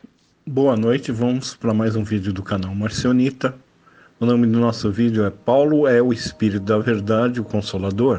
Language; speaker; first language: Portuguese; native; Portuguese